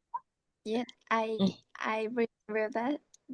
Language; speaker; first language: English; non-native, learner; Vietnamese